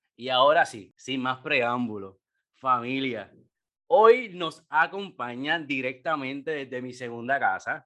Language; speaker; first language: Spanish; native; Spanish